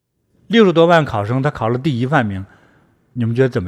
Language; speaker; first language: Chinese; native; Chinese